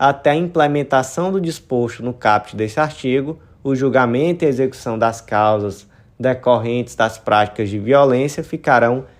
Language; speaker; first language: Portuguese; native; Portuguese